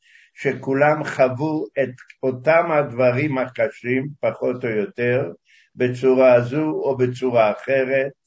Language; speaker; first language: Hebrew; early bilingual, other home language; Hungarian